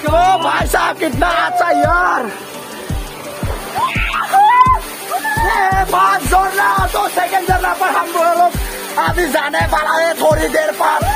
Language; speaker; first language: Hindi; non-native, local second language; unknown